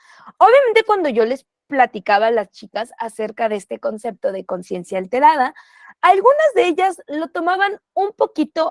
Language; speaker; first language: Spanish; native; Spanish